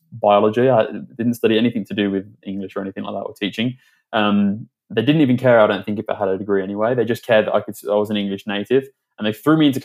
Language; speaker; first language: English; native; English